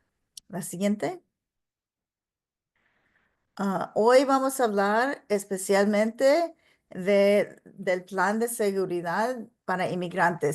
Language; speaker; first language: Spanish; non-native, local second language; English